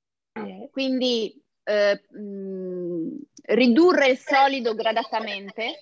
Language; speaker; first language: Italian; native; Italian